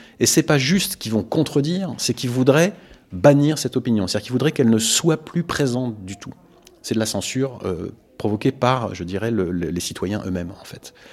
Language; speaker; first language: French; native; French